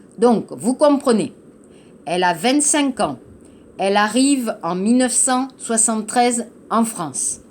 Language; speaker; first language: French; native; French